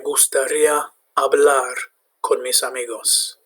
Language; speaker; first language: Spanish; non-native, fluent; English